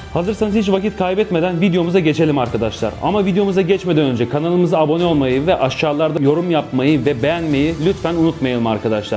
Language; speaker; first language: Turkish; native; Turkish